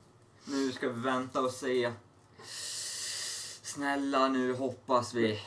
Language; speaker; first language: Swedish; native; Swedish